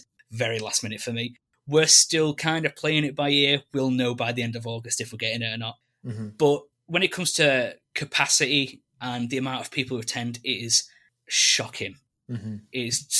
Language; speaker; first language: English; native; English